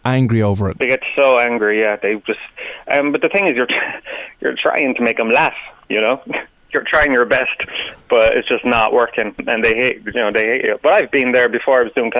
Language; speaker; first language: English; native; English